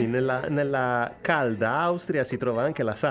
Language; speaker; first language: Italian; native; Italian